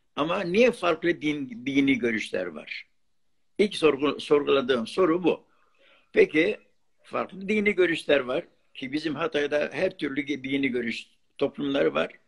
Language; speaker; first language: Turkish; non-native, local second language; Arabic